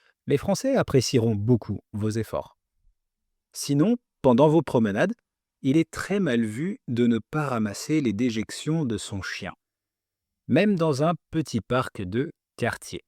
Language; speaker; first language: French; native; French